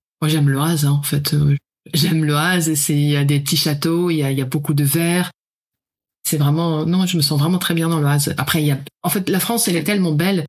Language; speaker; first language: French; non-native, fluent; Dutch